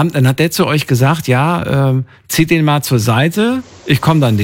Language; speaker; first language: German; native; German